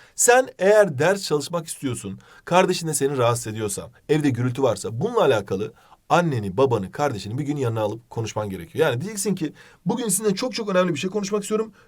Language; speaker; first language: Turkish; native; Turkish